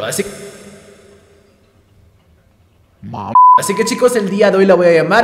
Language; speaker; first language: Spanish; native; Spanish